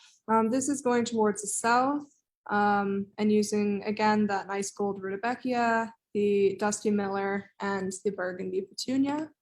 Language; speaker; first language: English; native; English